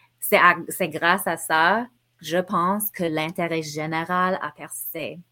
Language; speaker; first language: French; non-native, fluent; English